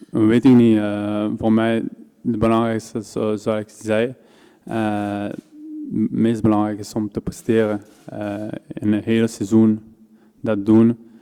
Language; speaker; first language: Dutch; non-native, local second language; French